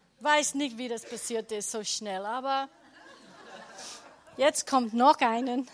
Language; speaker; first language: German; non-native, learner; English